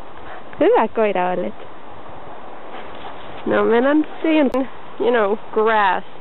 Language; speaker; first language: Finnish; non-native, learner; English